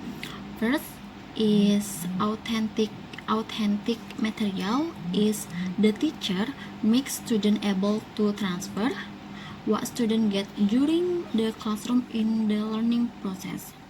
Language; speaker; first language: English; non-native, learner; Indonesian